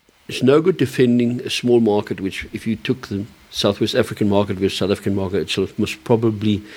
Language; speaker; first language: English; early bilingual, other home language; German